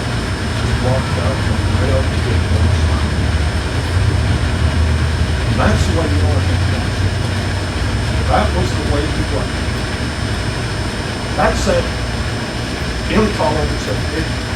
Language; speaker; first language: English; native; English